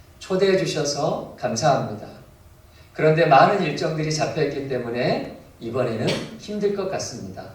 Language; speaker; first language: Korean; native; Korean